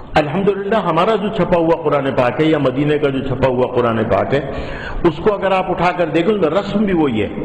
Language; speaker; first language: Urdu; native; Urdu